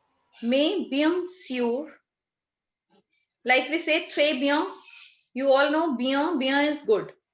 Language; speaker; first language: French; non-native, fluent; Hindi